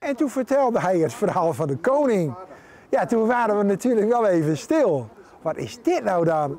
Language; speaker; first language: Dutch; native; Dutch